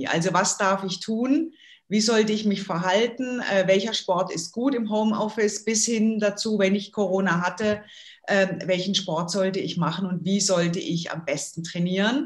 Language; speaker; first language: German; native; German